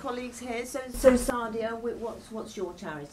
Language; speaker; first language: English; native; English